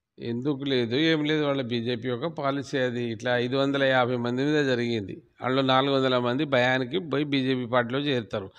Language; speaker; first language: Telugu; non-native, local second language; Lambadi